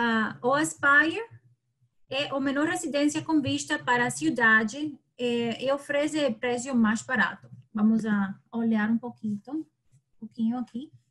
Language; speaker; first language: Portuguese; non-native, learner; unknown